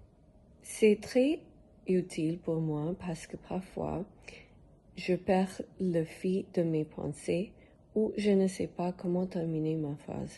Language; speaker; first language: French; non-native, learner; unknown